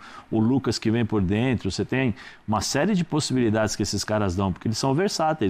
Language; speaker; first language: Portuguese; native; Portuguese